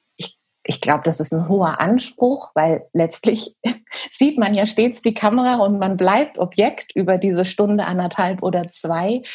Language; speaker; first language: German; native; German